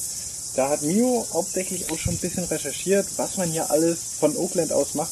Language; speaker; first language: German; native; German